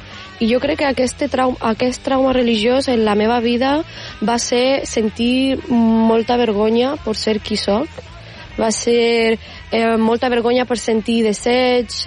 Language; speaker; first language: Catalan; non-native, local second language; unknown